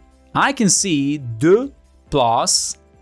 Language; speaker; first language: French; non-native, learner; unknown